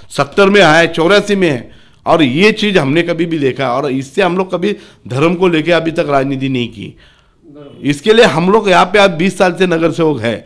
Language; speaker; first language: Hindi; non-native, local second language; Marathi